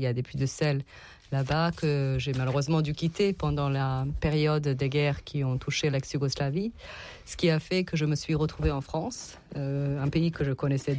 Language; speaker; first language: French; non-native, fluent; Serbian